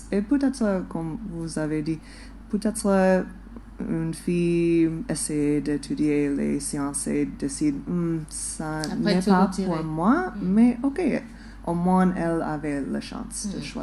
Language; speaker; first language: French; non-native, fluent; English